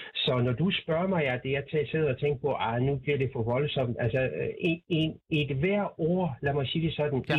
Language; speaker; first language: Danish; non-native, fluent; Persian